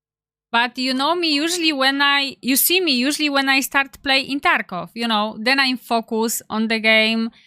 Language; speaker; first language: English; non-native, learner; Polish